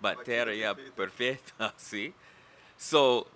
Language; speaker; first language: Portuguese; non-native, learner; English